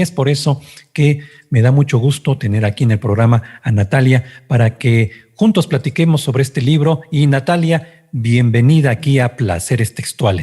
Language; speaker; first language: Spanish; native; Spanish